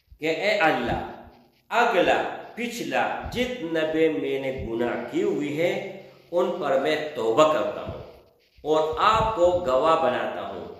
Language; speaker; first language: Urdu; non-native, local second language; Pashto